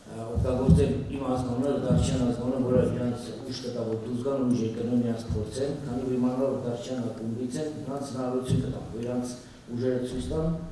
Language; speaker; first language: Armenian; native; Armenian